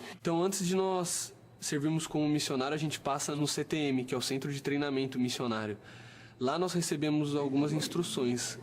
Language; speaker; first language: Portuguese; native; Portuguese